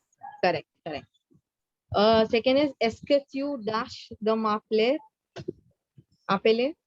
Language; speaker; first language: French; non-native, fluent; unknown